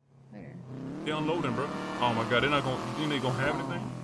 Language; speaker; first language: English; native; English